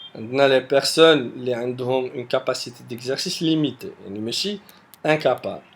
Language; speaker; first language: French; non-native, local second language; Arabic